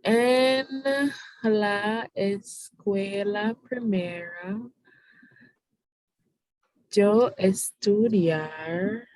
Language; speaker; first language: Spanish; non-native, learner; English